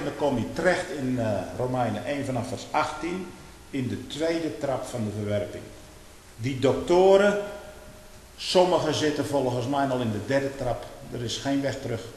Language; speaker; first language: Dutch; native; Dutch